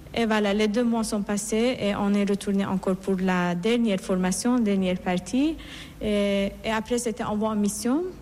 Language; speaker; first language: French; non-native, fluent; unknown